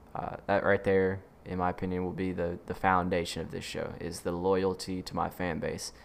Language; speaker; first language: English; native; English